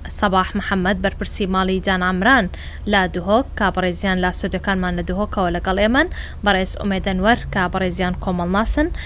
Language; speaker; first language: Central Kurdish; native; Central Kurdish